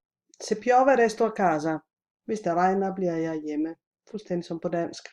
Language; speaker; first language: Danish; non-native, fluent; Italian